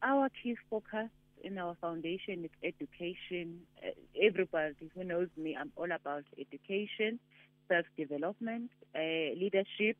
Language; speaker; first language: English; non-native, local second language; Zulu